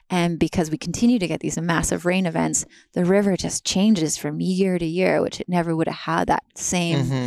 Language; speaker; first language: English; native; English